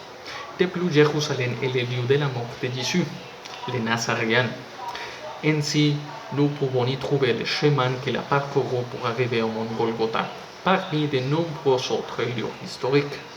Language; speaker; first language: French; non-native, learner; Spanish